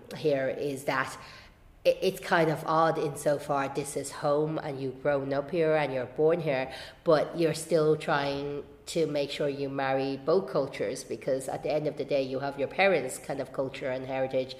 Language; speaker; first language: English; native; English